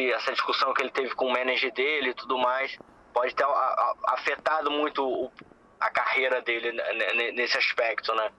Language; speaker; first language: Portuguese; native; Portuguese